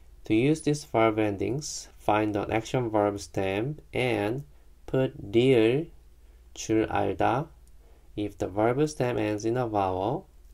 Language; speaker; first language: English; non-native, fluent; Korean